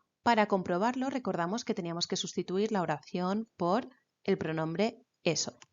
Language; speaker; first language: Spanish; native; Spanish